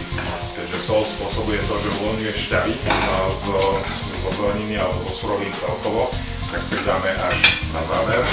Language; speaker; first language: Slovak; native; Slovak